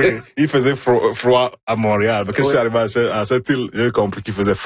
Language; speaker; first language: French; non-native, fluent; Igbo